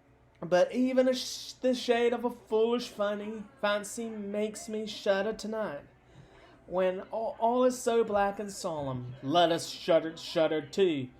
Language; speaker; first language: English; native; English